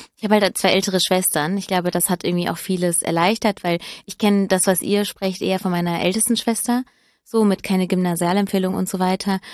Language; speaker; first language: German; early bilingual, other home language; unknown